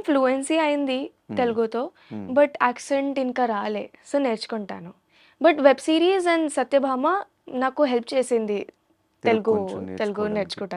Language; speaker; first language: Telugu; non-native, local second language; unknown